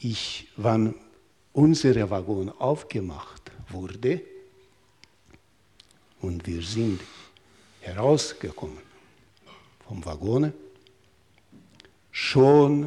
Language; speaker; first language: German; non-native, fluent; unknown